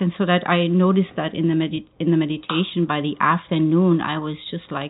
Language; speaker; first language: English; non-native, fluent; German